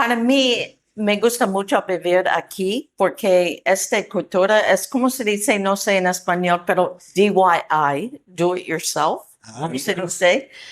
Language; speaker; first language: Spanish; non-native, learner; English